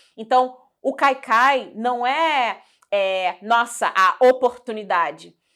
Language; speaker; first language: Portuguese; early bilingual, heritage; Portuguese